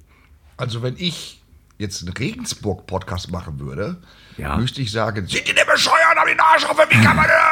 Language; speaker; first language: German; native; German